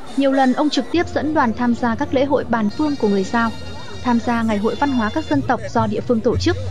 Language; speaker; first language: Vietnamese; native; Vietnamese